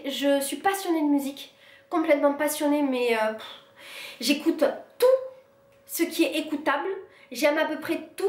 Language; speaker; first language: French; native; French